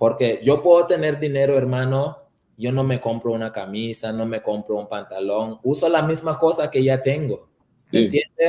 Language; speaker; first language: Spanish; early bilingual, heritage; Spanish